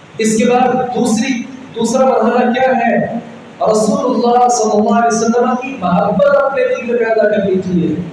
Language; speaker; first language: Urdu; non-native, local second language; Punjabi